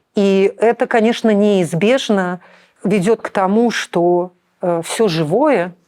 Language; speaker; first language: Russian; native; Russian